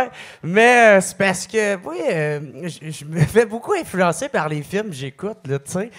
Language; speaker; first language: French; native; French